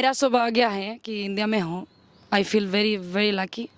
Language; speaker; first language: Hindi; non-native, learner; Spanish